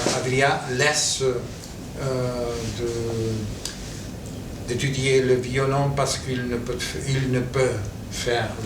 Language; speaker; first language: French; non-native, fluent; Catalan